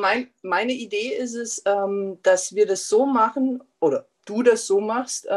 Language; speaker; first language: German; native; German